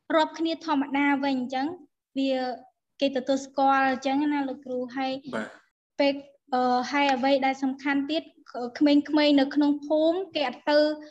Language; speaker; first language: Khmer; non-native, local second language; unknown